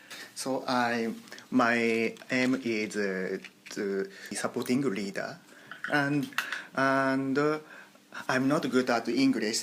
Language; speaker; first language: English; non-native, learner; Japanese